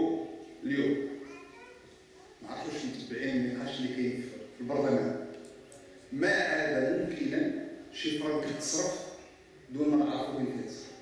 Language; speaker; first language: Arabic; native; Arabic